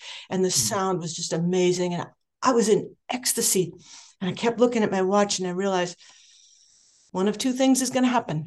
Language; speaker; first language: English; native; English